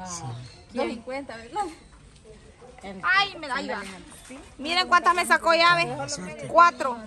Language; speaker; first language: Spanish; native; Spanish